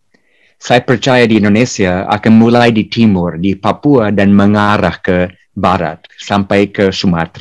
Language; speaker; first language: Indonesian; non-native, fluent; English